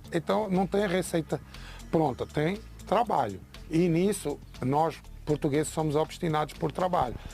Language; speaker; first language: Portuguese; native; Portuguese